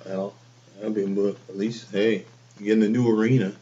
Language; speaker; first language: English; native; English